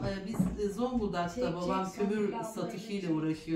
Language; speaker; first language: Turkish; native; Turkish